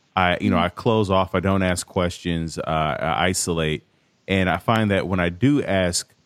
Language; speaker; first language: English; native; English